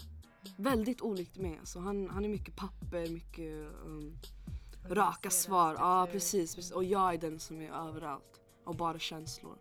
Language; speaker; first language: Swedish; early bilingual, other home language; English